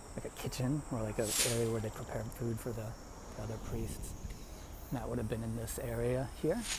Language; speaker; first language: English; native; English